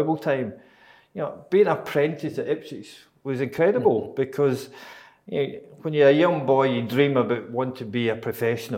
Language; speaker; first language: English; native; English